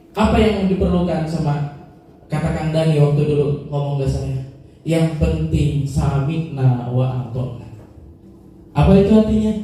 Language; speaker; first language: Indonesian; native; Indonesian